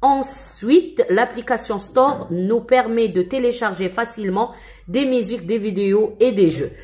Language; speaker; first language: French; non-native, local second language; Arabic